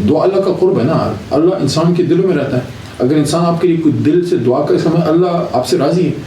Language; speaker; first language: Urdu; non-native, local second language; Pashto